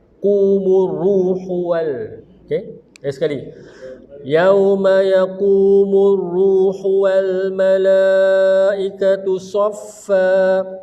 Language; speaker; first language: Malay; native; Malay